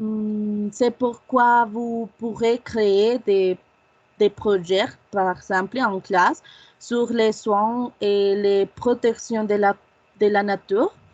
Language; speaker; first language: French; non-native, learner; Spanish